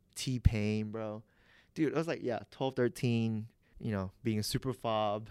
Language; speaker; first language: English; early bilingual, other home language; Vietnamese